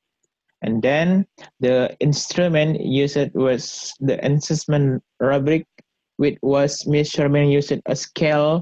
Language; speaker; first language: English; non-native, learner; Indonesian